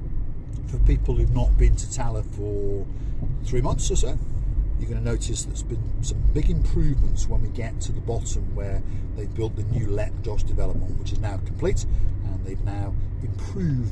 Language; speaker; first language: English; native; English